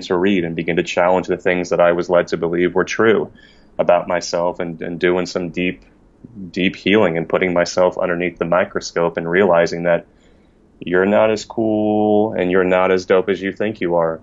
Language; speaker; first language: English; native; English